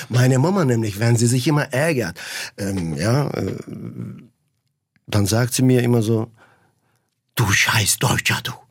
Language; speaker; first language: German; non-native, fluent; Turkish